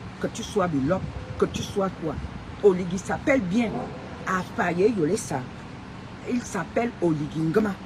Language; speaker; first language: French; non-native, local second language; Fang